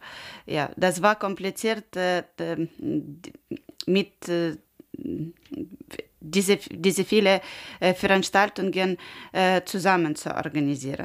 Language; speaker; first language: German; non-native, learner; Ukrainian